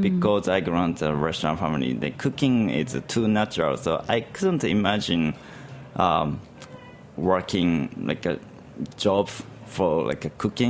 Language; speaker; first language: English; non-native, learner; Japanese